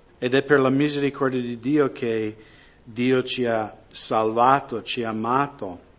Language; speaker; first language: Italian; non-native, fluent; English